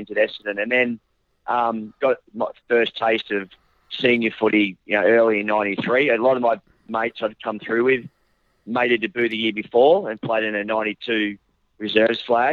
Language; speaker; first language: English; native; English